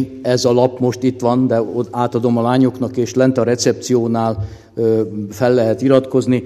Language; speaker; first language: Hungarian; native; Hungarian